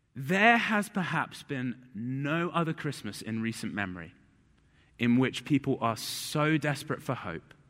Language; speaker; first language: English; native; English